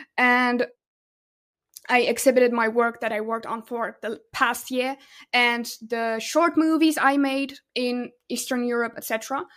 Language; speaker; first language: English; non-native, fluent; Russian